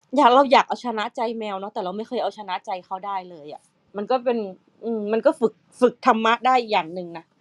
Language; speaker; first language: Thai; native; Thai